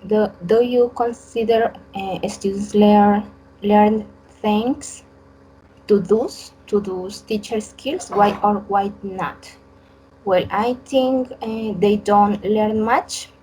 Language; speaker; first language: English; non-native, learner; Spanish